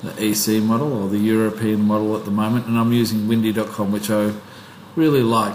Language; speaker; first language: English; native; English